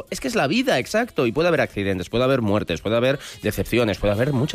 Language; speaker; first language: Spanish; native; Spanish